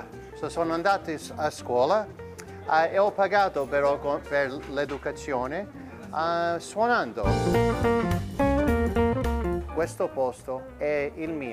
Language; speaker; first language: Italian; early bilingual, heritage; Italian